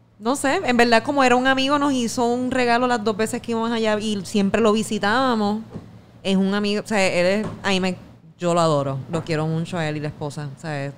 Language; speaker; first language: Spanish; native; Spanish